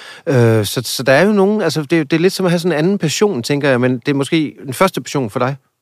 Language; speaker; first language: Danish; native; Danish